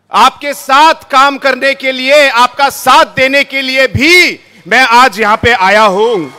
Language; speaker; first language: Hindi; non-native, local second language; Garo